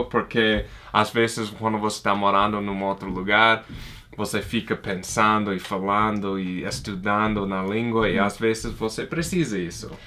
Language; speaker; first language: Portuguese; non-native, fluent; English